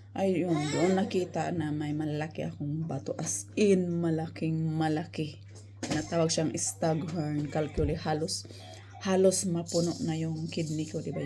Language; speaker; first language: Filipino; non-native, local second language; Cebuano